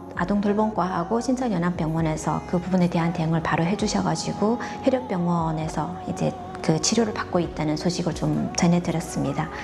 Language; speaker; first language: Korean; non-native, fluent; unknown